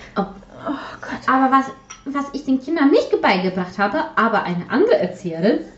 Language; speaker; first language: German; early bilingual, other home language; Polish